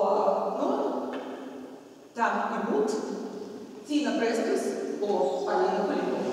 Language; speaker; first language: Norwegian; non-native, learner; Russian